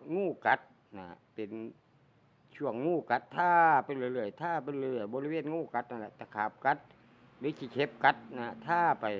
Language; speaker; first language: Thai; native; Thai